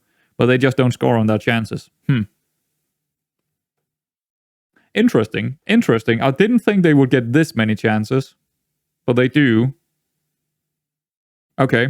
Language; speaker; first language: English; non-native, fluent; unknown